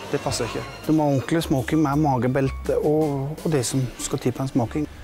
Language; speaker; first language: Norwegian; native; Norwegian